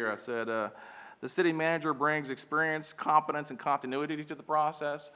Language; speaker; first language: English; native; English